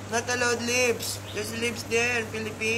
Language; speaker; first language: English; non-native, learner; Thai